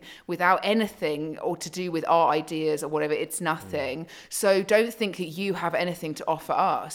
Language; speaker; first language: English; native; English